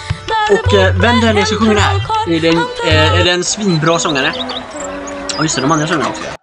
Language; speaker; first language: Swedish; native; Swedish